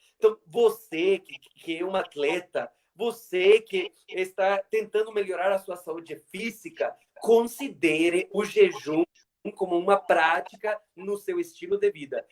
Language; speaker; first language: Portuguese; non-native, fluent; Spanish